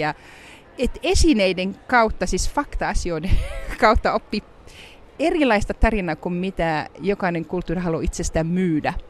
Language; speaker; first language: Finnish; non-native, fluent; Arabic